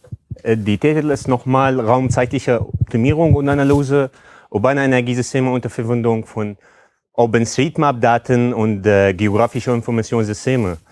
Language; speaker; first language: German; non-native, fluent; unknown